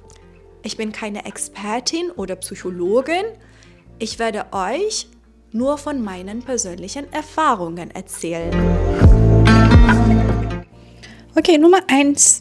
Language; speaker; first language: German; non-native, fluent; Persian